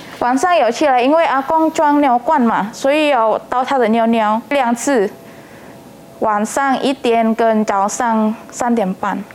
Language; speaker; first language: Chinese; non-native, learner; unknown